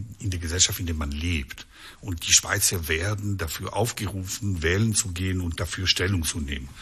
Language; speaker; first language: German; non-native, local second language; French